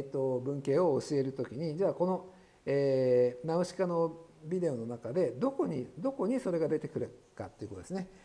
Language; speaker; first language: Japanese; native; Japanese